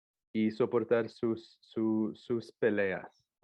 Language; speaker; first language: Spanish; non-native, local second language; English